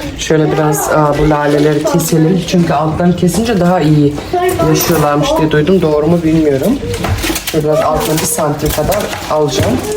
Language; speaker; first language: Turkish; early bilingual, heritage; Turkish